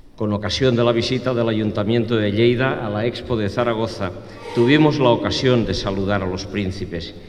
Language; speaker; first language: Spanish; non-native, local second language; Catalan